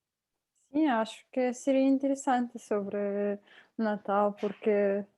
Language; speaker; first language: Portuguese; non-native, fluent; Russian